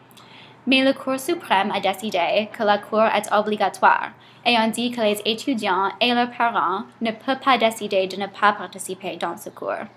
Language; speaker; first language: French; non-native, learner; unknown